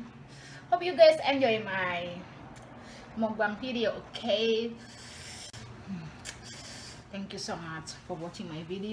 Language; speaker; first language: English; non-native, learner; Indonesian